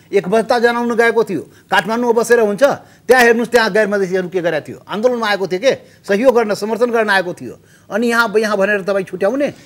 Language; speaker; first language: Nepali; non-native, local second language; Maithili